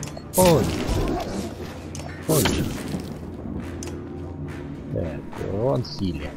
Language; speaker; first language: Russian; native; Russian